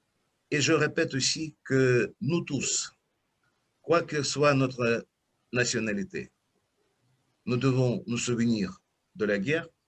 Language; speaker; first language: French; non-native, fluent; Russian